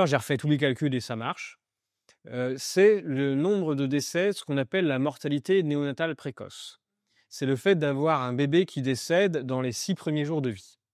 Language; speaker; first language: French; native; French